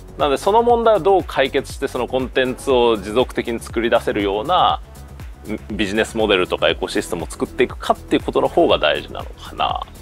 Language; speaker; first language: Japanese; native; Japanese